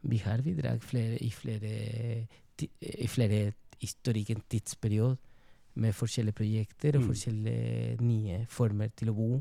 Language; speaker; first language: Norwegian; non-native, fluent; Spanish